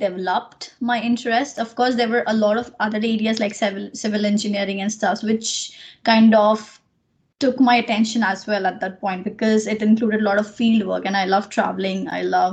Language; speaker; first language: English; non-native, local second language; Marathi